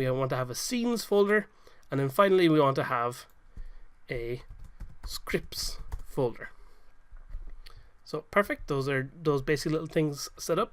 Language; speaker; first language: English; native; English